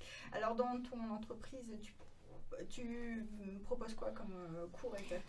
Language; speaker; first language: French; native; French